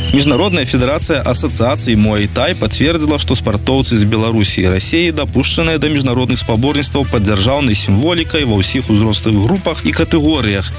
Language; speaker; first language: Belarusian; native; Belarusian